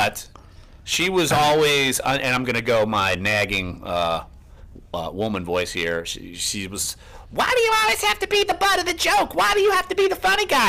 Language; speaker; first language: English; native; English